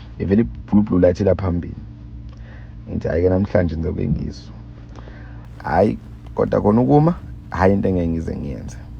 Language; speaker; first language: Zulu; native; Zulu